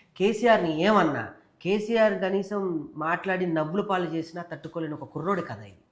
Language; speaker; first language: Telugu; native; Telugu